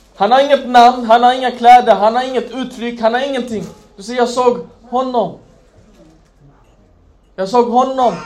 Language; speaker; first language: Swedish; non-native, fluent; Arabic